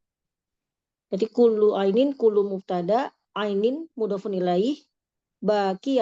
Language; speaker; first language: Arabic; non-native, learner; Indonesian